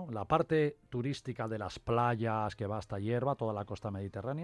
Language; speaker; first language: Spanish; native; Spanish